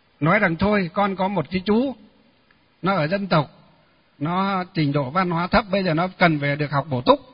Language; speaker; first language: Vietnamese; non-native, local second language; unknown